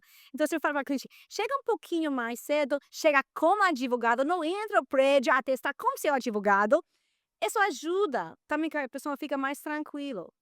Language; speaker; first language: Portuguese; non-native, fluent; Spanish